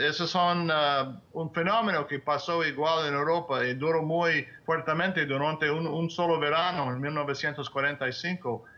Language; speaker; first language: Spanish; non-native, fluent; English